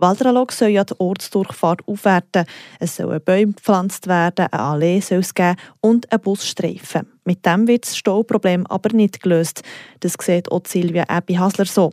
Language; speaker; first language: German; native; German